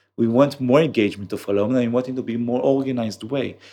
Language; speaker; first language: English; non-native, fluent; Hebrew